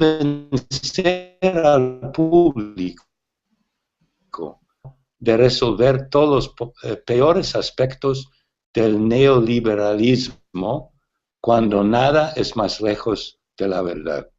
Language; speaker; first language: Spanish; non-native, fluent; English